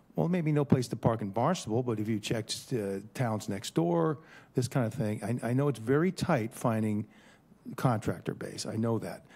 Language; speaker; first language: English; native; English